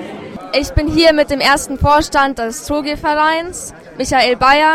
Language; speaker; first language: German; native; German